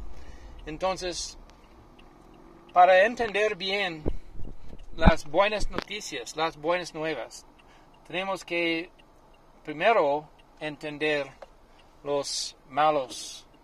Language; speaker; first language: Spanish; non-native, learner; English